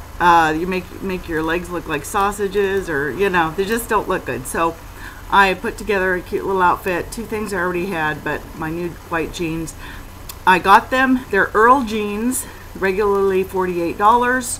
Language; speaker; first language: English; native; English